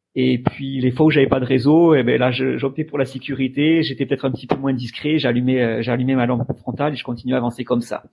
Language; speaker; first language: French; native; French